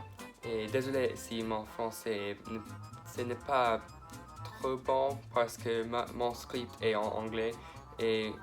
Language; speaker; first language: French; non-native, learner; English